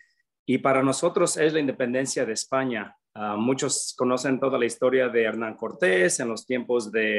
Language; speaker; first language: Spanish; early bilingual, other home language; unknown